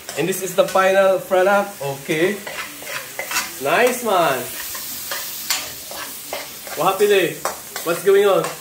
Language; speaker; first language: English; non-native, learner; Filipino